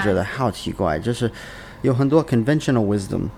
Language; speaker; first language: Chinese; non-native, learner; English